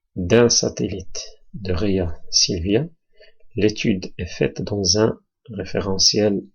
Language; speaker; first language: French; non-native, local second language; Arabic